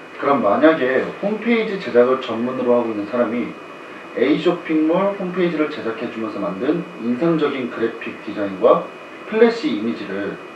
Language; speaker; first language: Korean; native; Korean